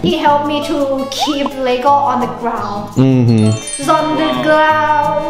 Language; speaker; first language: English; non-native, learner; Thai